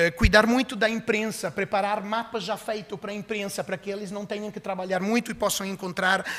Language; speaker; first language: Portuguese; non-native, fluent; Italian